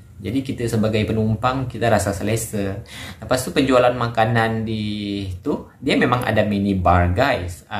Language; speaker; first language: Malay; native; Malay